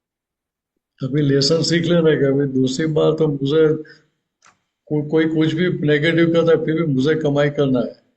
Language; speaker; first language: Hindi; non-native, local second language; Gujarati